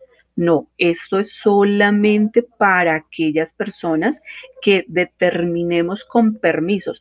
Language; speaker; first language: Spanish; native; Spanish